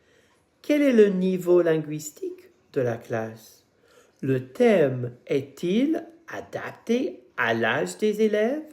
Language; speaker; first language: French; non-native, fluent; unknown